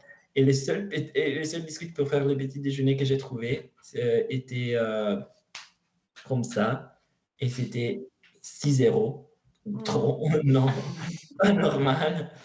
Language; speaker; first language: French; non-native, learner; Italian